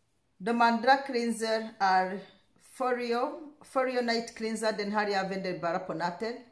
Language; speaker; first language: Swedish; non-native, learner; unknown